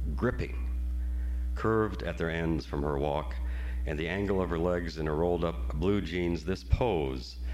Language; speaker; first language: English; native; English